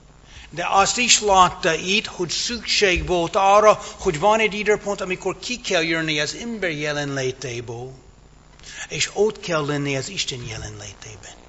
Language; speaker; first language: Hungarian; non-native, fluent; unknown